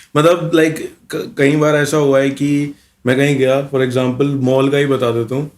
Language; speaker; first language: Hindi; early bilingual, other home language; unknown